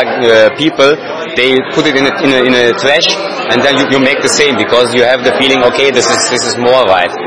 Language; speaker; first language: English; non-native, learner; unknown